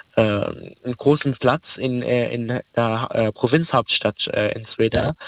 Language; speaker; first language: German; early bilingual, other home language; Arabic